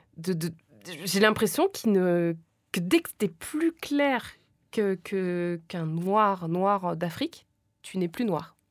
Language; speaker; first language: French; native; French